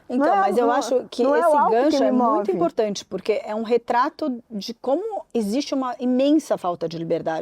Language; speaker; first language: Portuguese; native; Portuguese